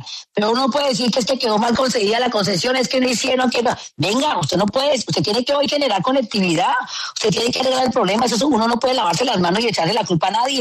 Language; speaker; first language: Spanish; native; Spanish